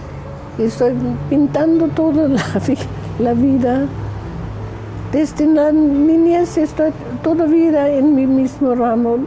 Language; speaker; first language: Spanish; non-native, fluent; German